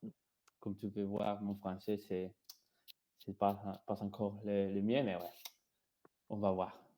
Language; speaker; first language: French; non-native, fluent; Spanish